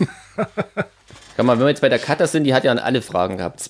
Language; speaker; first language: German; native; German